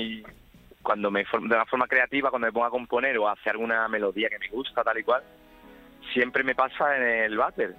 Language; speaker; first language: Spanish; native; Spanish